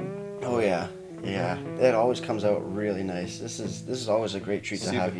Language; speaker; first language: English; native; English